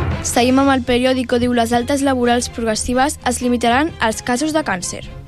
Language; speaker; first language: Catalan; native; Catalan